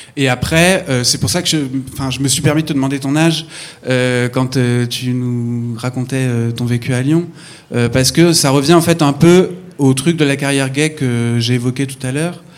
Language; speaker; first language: French; native; French